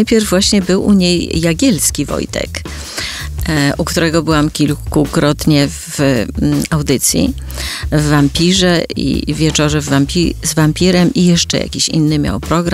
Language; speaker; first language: Polish; native; Polish